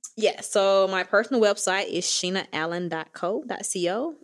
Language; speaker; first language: English; native; English